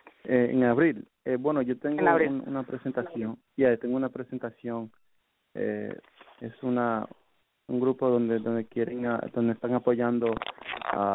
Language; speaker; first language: Spanish; early bilingual, heritage; Spanish